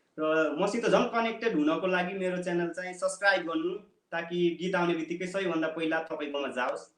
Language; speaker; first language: Nepali; non-native, local second language; Bhojpuri